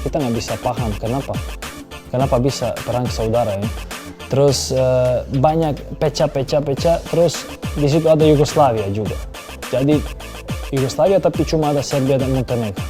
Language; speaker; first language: Indonesian; non-native, fluent; Serbian